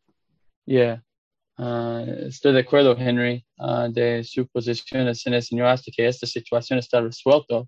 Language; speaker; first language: Spanish; non-native, fluent; English